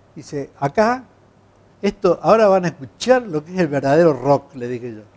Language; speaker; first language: Spanish; native; Spanish